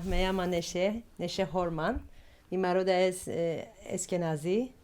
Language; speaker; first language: Spanish; non-native, learner; Turkish